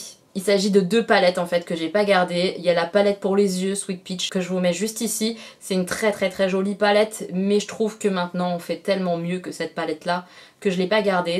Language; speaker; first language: French; native; French